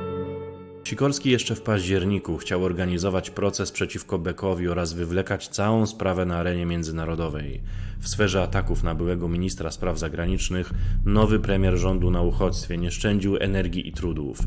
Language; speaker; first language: Polish; native; Polish